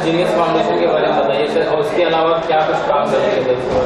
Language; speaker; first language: Hindi; native; Hindi